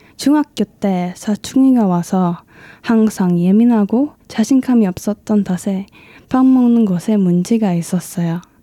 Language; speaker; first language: Korean; non-native, fluent; Indonesian